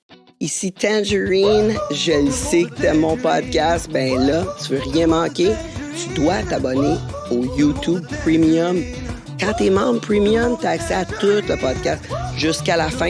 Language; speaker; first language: French; native; French